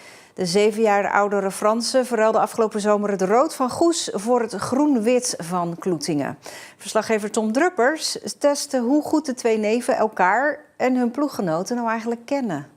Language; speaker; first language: Dutch; native; Dutch